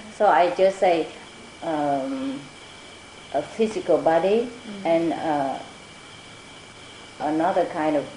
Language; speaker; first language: English; non-native, fluent; Vietnamese